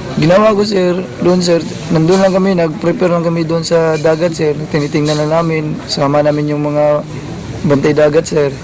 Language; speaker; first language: Filipino; non-native, local second language; Cebuano